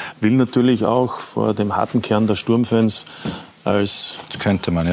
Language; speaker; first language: German; native; German